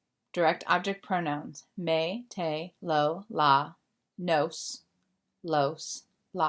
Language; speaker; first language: Spanish; non-native, fluent; English